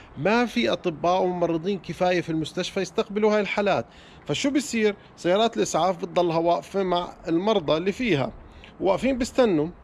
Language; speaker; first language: Arabic; native; Arabic